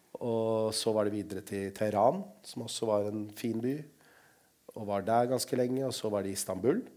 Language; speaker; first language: Norwegian; early bilingual, other home language; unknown